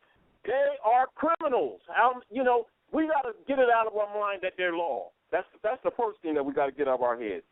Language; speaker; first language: English; native; English